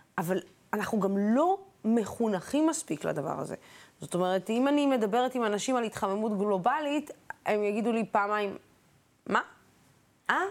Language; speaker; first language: Hebrew; non-native, local second language; Arabic